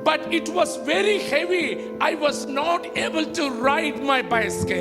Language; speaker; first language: English; non-native, local second language; Telugu